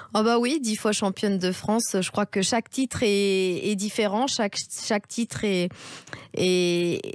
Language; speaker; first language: French; native; French